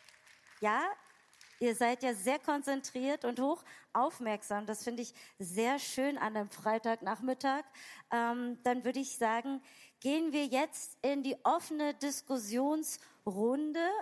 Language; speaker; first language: German; native; German